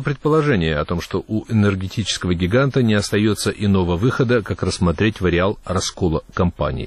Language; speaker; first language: Russian; native; Russian